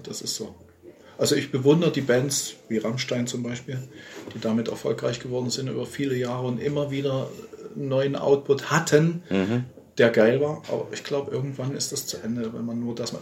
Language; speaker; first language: German; native; German